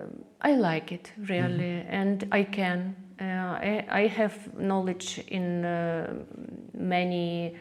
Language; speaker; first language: English; non-native, learner; Russian